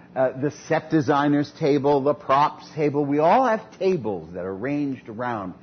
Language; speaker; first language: English; native; English